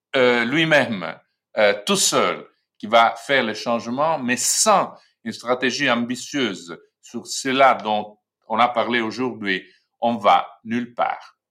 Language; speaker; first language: French; non-native, fluent; Italian